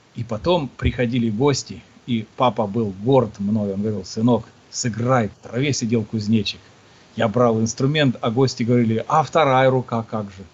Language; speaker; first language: Russian; native; Russian